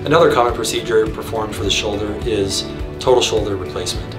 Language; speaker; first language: English; native; English